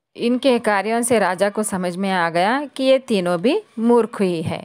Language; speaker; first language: Hindi; non-native, local second language; Telugu